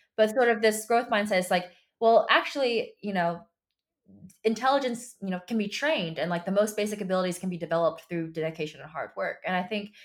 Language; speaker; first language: English; early bilingual, other home language; Chinese